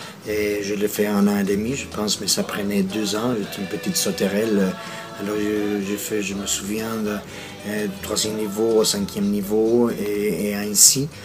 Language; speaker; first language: French; non-native, fluent; Spanish